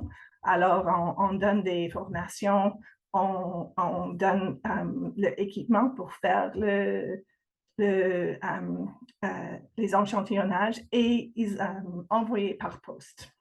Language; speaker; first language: French; non-native, fluent; English